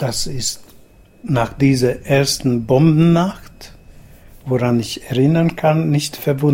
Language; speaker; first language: German; non-native, fluent; Hungarian